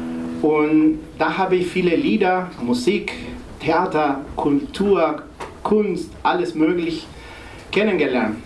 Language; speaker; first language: German; non-native, fluent; Spanish